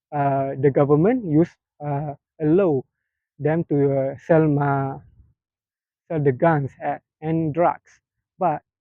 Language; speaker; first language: English; non-native, local second language; Malay